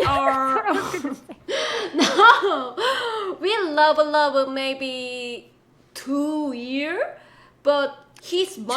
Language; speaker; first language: English; non-native, learner; Korean